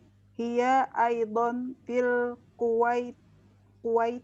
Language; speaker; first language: Arabic; non-native, learner; Indonesian